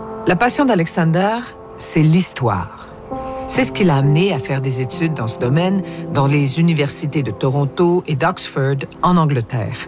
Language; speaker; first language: French; native; French